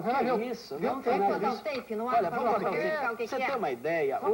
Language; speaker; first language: Portuguese; native; Portuguese